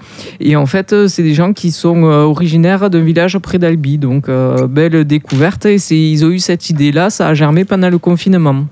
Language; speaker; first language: French; native; French